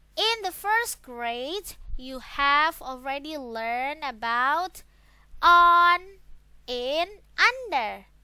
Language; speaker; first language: English; non-native, fluent; Indonesian